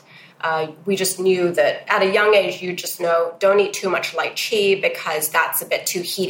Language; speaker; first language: English; non-native, local second language; Cantonese